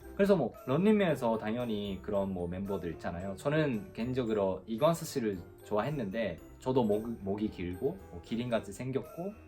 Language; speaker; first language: Korean; non-native, fluent; Japanese